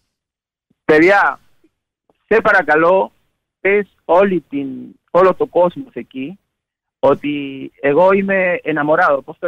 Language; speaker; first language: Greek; non-native, learner; Spanish